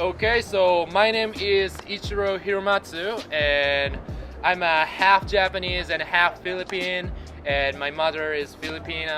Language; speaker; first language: English; non-native, fluent; Japanese